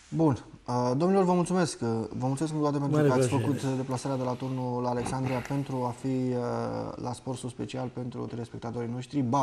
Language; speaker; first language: Romanian; native; Romanian